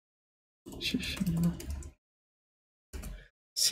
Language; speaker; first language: Chinese; non-native, learner; English